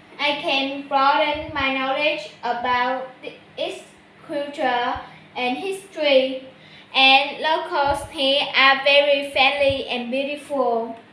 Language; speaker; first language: English; non-native, learner; Vietnamese